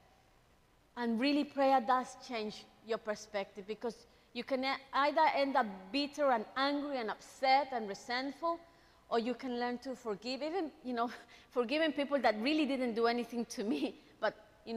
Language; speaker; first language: English; non-native, fluent; Spanish